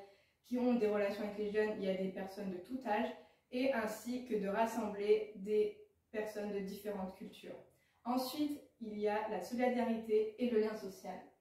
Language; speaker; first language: French; native; French